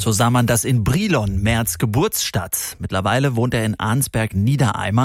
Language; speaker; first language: German; native; German